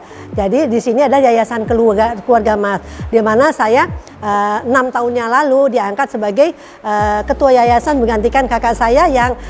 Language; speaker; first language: Indonesian; native; Indonesian